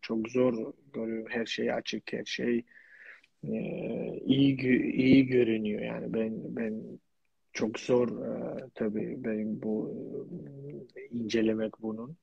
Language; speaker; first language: Turkish; non-native, fluent; Georgian